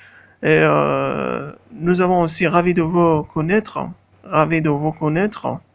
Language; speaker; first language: French; non-native, fluent; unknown